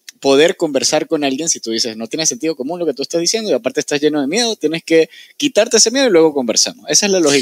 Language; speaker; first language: Spanish; native; Spanish